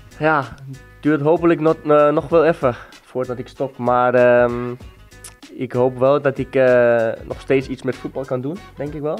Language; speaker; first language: Dutch; non-native, fluent; Danish